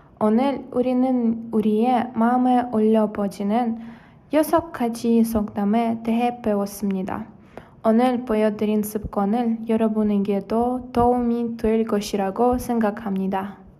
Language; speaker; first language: Korean; non-native, learner; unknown